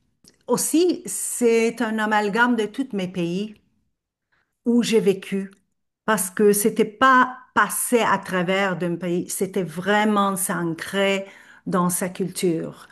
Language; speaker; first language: French; non-native, fluent; Turkish